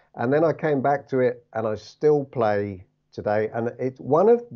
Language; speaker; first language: English; native; English